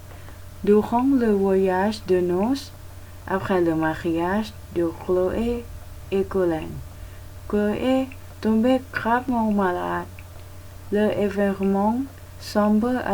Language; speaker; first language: French; non-native, learner; Thai